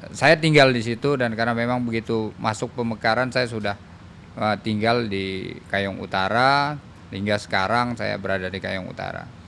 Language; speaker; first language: Indonesian; native; Indonesian